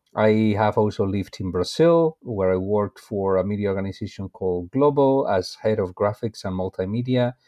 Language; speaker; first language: English; non-native, fluent; Spanish